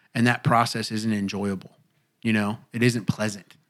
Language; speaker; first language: English; native; English